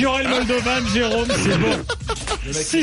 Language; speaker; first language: French; native; French